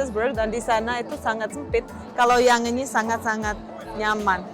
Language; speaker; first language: Indonesian; non-native, fluent; Russian